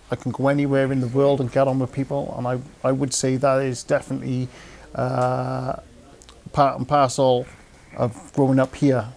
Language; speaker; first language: English; native; English